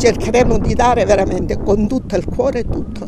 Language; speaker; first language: Italian; native; Italian